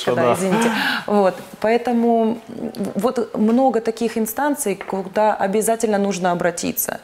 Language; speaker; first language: Russian; native; Russian